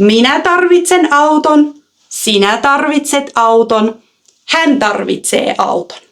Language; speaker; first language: Finnish; non-native, fluent; Russian